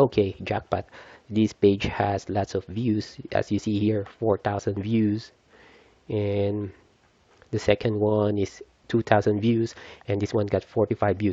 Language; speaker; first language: English; non-native, fluent; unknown